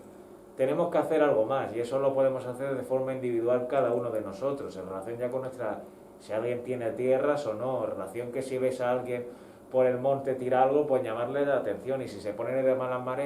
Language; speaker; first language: Spanish; native; Spanish